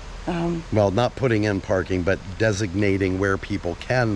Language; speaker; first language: English; native; English